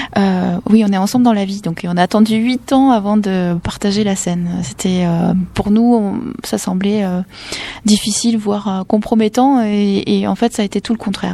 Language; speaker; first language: French; native; French